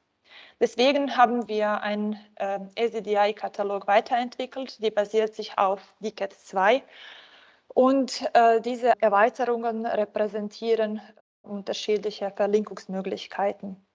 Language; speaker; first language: German; non-native, fluent; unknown